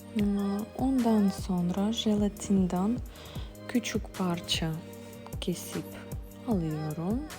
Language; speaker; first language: Turkish; non-native, fluent; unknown